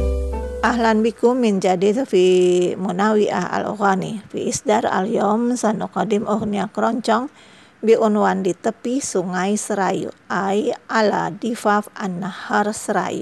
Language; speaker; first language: Arabic; non-native, fluent; Indonesian